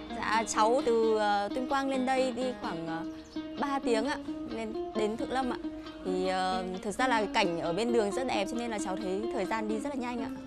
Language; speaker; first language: Vietnamese; native; Vietnamese